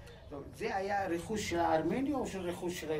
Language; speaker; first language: Hebrew; non-native, local second language; Armenian